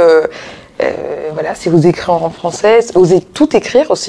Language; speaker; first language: French; native; French